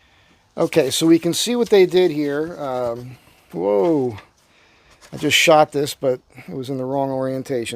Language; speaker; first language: English; native; English